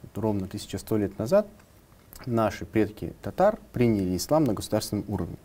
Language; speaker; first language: Russian; non-native, local second language; Tatar